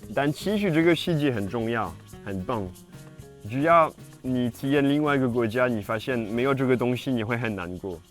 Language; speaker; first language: Chinese; non-native, fluent; French